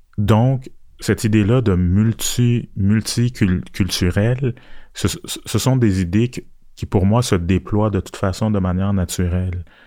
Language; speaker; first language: French; early bilingual, other home language; Haitian Creole